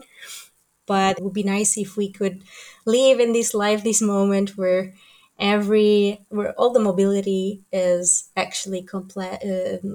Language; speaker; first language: English; non-native, fluent; Romanian